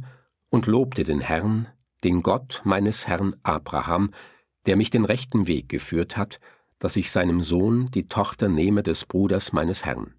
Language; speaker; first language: German; native; German